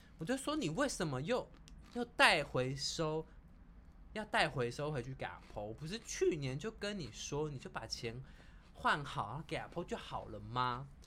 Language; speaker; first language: Chinese; native; Chinese